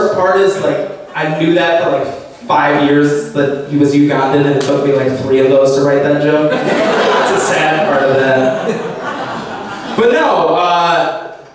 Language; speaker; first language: English; native; English